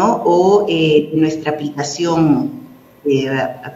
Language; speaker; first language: Spanish; native; Spanish